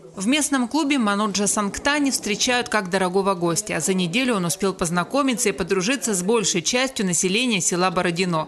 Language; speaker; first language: Russian; native; Russian